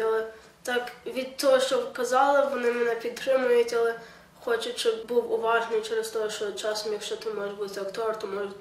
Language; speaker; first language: Ukrainian; early bilingual, heritage; Ukrainian